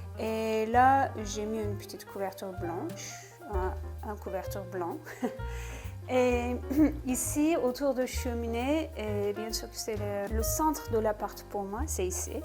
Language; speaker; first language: French; non-native, fluent; Turkish